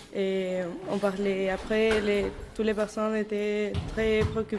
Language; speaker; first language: French; non-native, learner; Spanish